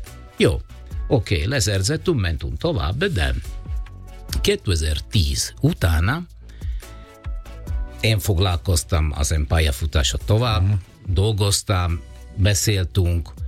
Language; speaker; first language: Hungarian; non-native, learner; Italian